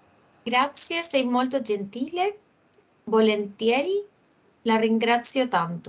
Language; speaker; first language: Italian; non-native, learner; Spanish